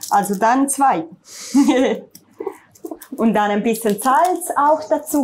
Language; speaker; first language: German; non-native, learner; Italian